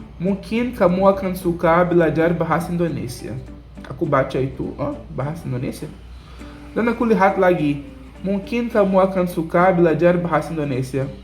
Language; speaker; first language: Indonesian; non-native, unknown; Portuguese